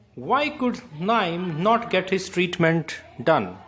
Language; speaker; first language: English; non-native, local second language; Punjabi